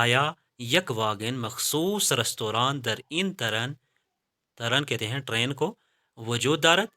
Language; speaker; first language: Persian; non-native, fluent; Urdu